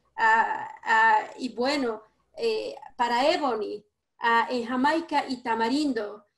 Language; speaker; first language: Spanish; native; Spanish